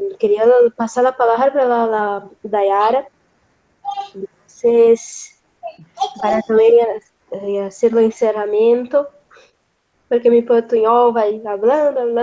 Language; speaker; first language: Portuguese; non-native, fluent; Spanish